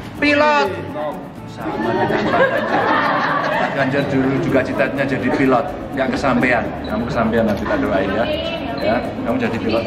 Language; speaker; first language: Indonesian; non-native, local second language; Javanese